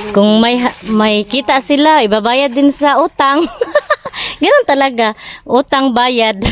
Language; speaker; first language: Filipino; non-native, local second language; Cebuano